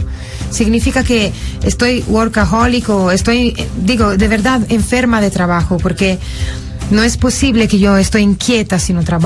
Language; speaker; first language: Spanish; non-native, fluent; Italian